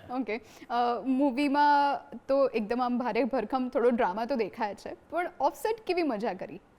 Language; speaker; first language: Gujarati; native; Gujarati